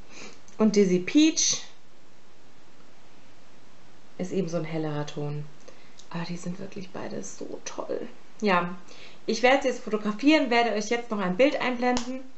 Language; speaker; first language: German; native; German